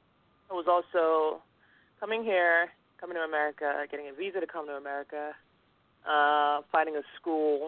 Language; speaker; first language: English; non-native, local second language; Yoruba